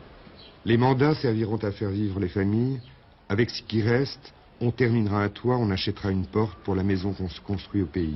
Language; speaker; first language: French; native; French